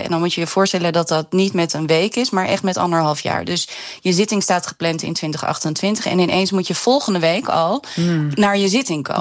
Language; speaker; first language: Dutch; native; Dutch